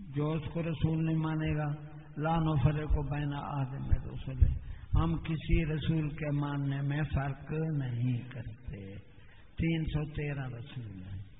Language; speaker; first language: Urdu; non-native, local second language; Punjabi